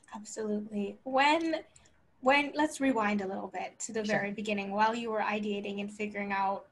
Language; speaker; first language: English; native; English